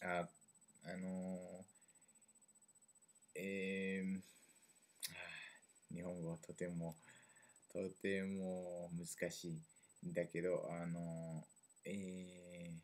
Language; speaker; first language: Japanese; non-native, learner; French